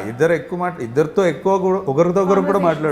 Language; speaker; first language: Telugu; native; Telugu